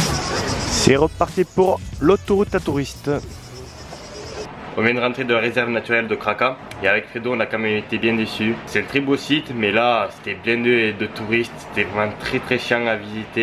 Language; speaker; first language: French; native; French